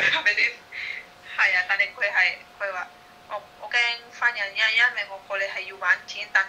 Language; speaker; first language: Cantonese; non-native, fluent; Indonesian